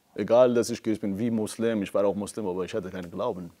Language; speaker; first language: German; non-native, fluent; Persian